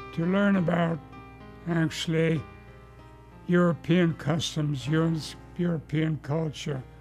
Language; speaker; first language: English; early bilingual, other home language; Luxembourgish